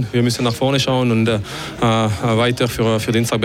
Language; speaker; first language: German; non-native, local second language; French